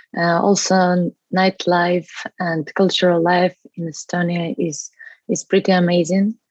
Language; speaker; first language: English; non-native, learner; Russian